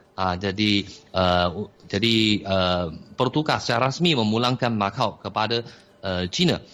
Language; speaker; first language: Malay; non-native, fluent; Chinese